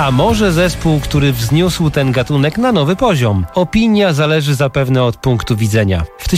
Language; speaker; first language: Polish; native; Polish